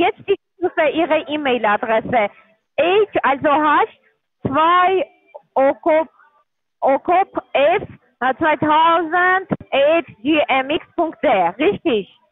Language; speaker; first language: German; non-native, learner; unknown